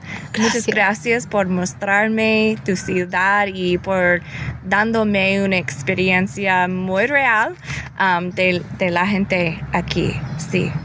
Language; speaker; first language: Spanish; early bilingual, heritage; English